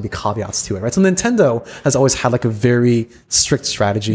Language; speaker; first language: English; native; English